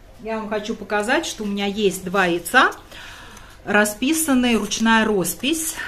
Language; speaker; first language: Russian; non-native, local second language; Latvian